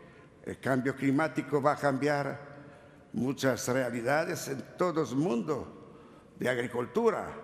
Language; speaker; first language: Spanish; non-native, learner; Italian